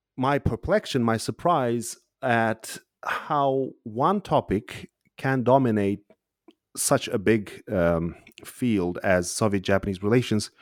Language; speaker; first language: English; non-native, fluent; Uzbek